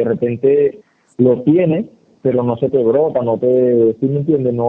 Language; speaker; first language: Spanish; native; Spanish